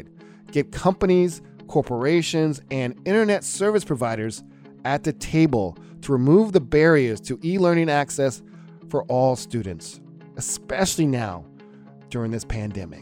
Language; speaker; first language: English; native; English